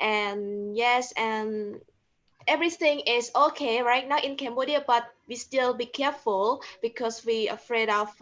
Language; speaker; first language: English; non-native, learner; Khmer